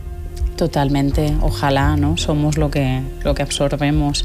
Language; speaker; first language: Spanish; native; Spanish